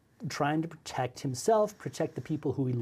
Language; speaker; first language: English; native; English